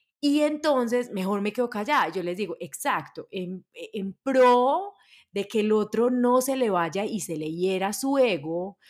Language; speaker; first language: Spanish; native; Spanish